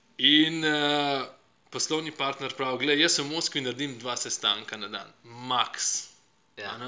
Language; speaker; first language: Slovenian; non-native, fluent; Russian